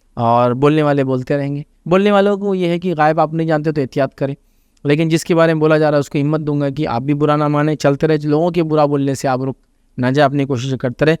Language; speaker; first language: Urdu; native; Urdu